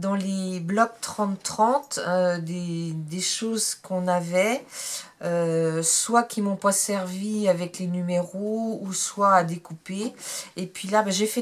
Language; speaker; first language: French; native; French